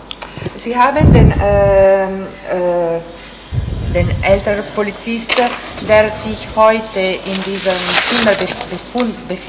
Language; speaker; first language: German; non-native, fluent; Italian